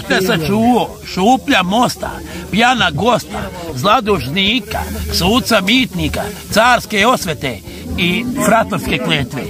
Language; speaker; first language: Serbian; native; Serbian